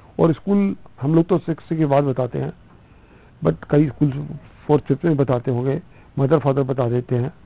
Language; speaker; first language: Hindi; non-native, local second language; Punjabi